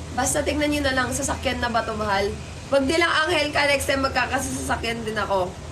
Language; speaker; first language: Filipino; non-native, local second language; Waray